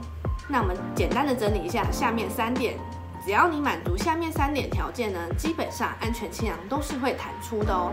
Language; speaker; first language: Chinese; native; Chinese